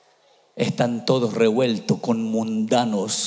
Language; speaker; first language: Spanish; native; Spanish